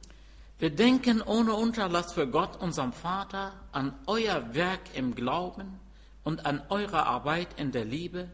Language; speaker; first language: German; non-native, fluent; Arabic